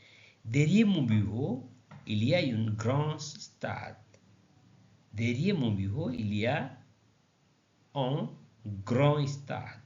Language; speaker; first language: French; non-native, learner; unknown